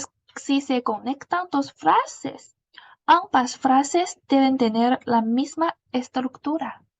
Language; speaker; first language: Spanish; non-native, fluent; Chinese